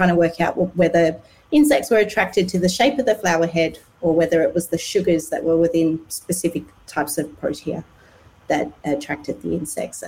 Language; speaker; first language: English; native; English